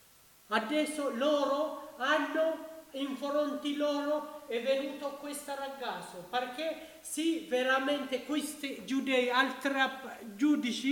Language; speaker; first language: Italian; non-native, learner; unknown